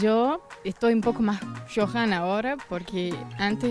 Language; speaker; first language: Spanish; non-native, fluent; Portuguese